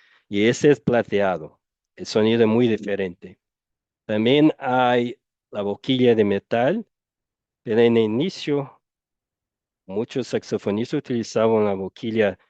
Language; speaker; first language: Spanish; non-native, fluent; Portuguese